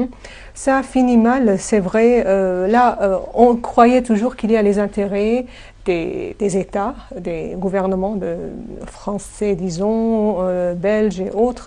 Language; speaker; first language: French; non-native, fluent; Arabic